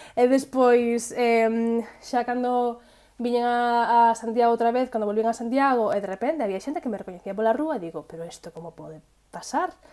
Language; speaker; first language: Galician; native; Galician